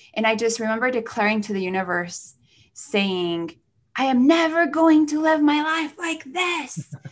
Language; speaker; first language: English; early bilingual, other home language; Spanish